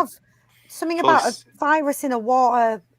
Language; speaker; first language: English; native; English